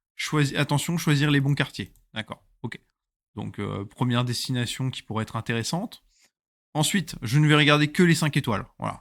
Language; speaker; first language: French; native; French